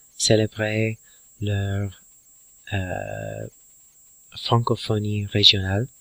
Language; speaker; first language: French; non-native, learner; English